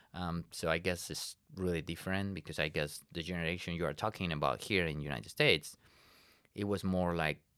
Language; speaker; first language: English; non-native, fluent; Spanish